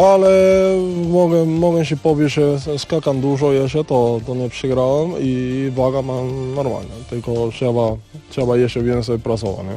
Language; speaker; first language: Polish; non-native, learner; Spanish